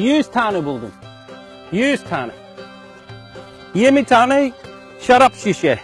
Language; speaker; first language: Turkish; non-native, fluent; English